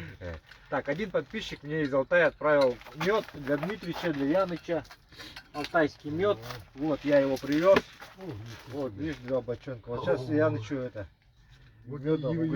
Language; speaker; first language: Russian; native; Russian